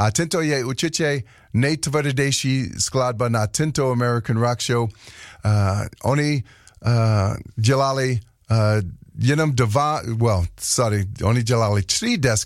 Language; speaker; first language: Czech; non-native, learner; English